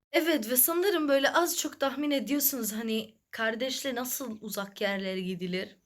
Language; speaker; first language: Turkish; early bilingual, other home language; Arabic